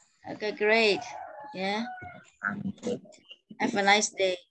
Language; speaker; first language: English; non-native, learner; Indonesian